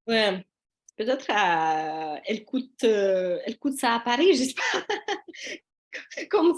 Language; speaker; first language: French; non-native, learner; Russian